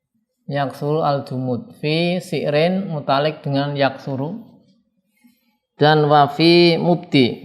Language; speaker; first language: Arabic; non-native, fluent; Indonesian